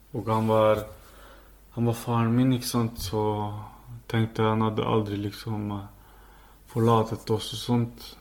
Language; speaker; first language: Norwegian; early bilingual, other home language; Filipino